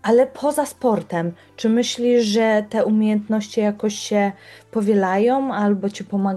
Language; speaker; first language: Polish; native; Polish